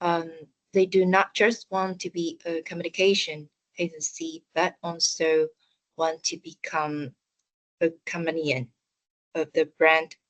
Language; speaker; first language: English; non-native, learner; Vietnamese